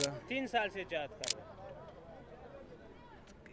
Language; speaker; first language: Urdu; non-native, learner; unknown